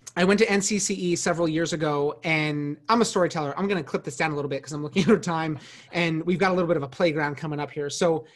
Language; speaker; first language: English; native; English